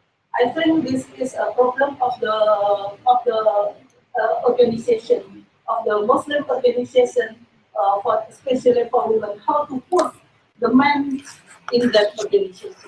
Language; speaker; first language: English; non-native, learner; Indonesian